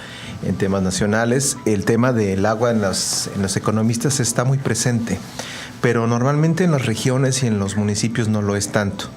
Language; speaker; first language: Spanish; native; Spanish